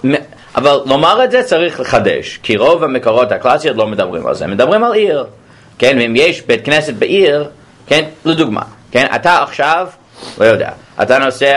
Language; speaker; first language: Hebrew; non-native, fluent; English